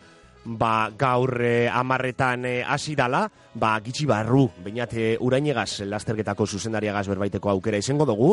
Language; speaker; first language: Basque; native; Basque